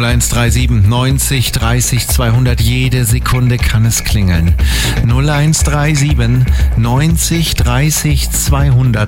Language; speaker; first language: German; native; German